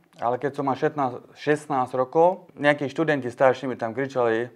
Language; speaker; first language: Slovak; non-native, local second language; Hungarian